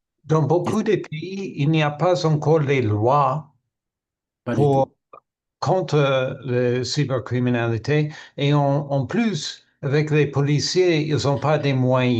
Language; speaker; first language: French; non-native, learner; English